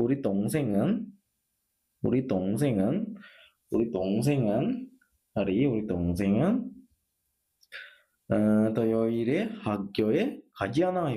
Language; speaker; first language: Korean; non-native, fluent; Sinhala